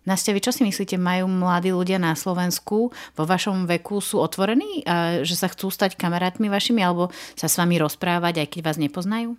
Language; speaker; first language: Slovak; native; Slovak